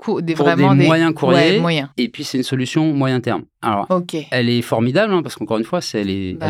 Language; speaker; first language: French; native; French